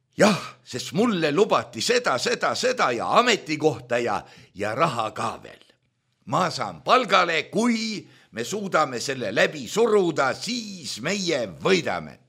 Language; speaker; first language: Estonian; native; Estonian